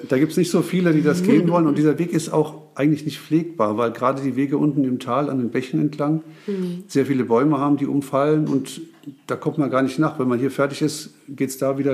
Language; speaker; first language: German; native; German